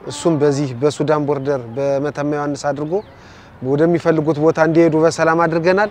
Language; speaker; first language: Amharic; native; Amharic